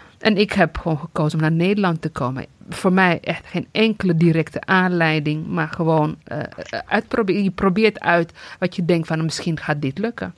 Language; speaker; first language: Dutch; non-native, fluent; Tigrinya